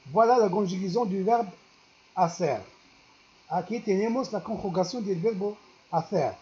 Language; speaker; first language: Spanish; non-native, learner; Arabic